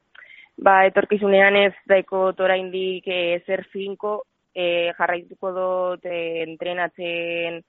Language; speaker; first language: Basque; non-native, local second language; Spanish